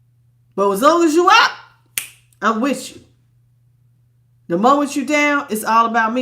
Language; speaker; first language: English; native; English